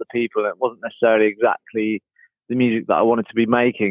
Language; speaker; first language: English; native; English